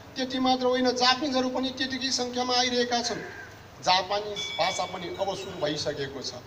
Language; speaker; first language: Nepali; non-native, local second language; Newari